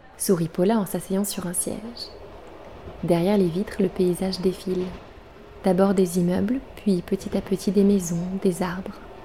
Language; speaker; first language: French; native; French